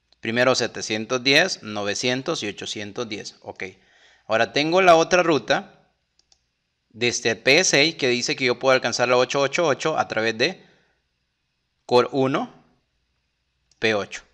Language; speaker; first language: Spanish; native; Spanish